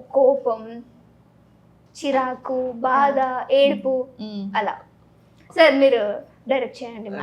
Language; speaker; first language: Telugu; native; Telugu